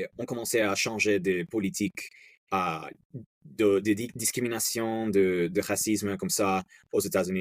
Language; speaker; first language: French; non-native, fluent; English